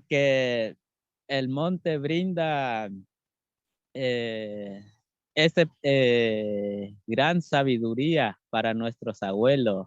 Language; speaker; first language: Spanish; non-native, local second language; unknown